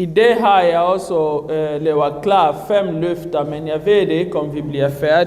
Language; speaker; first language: Danish; non-native, fluent; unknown